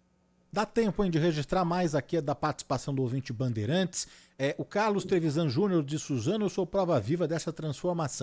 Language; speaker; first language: Portuguese; native; Portuguese